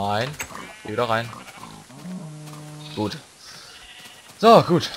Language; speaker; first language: German; native; German